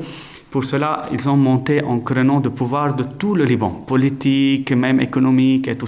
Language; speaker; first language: French; non-native, local second language; Arabic